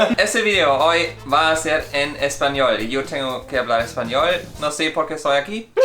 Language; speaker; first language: Spanish; non-native, fluent; English